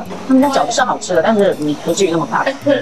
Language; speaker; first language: Chinese; native; Chinese